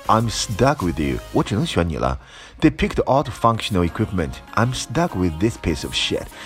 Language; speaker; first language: English; non-native, fluent; Chinese